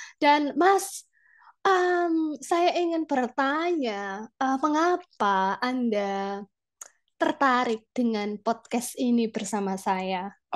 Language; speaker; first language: Indonesian; native; Indonesian